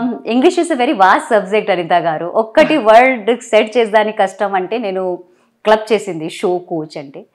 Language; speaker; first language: Telugu; non-native, local second language; Hindi